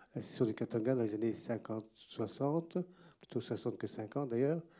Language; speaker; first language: French; native; French